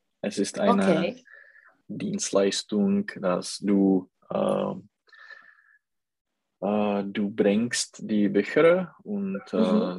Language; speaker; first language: German; non-native, learner; Czech